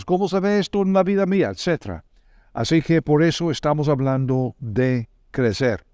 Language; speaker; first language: Spanish; non-native, fluent; English